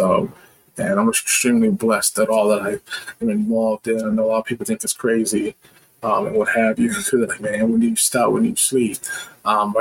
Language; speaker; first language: English; native; English